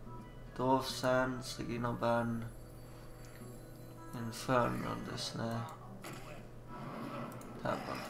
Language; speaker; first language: Japanese; non-native, learner; English